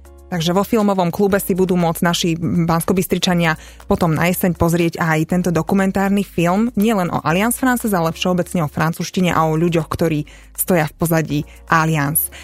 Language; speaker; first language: Slovak; native; Slovak